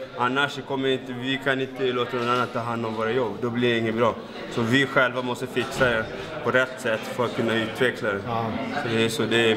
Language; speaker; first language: Swedish; non-native, fluent; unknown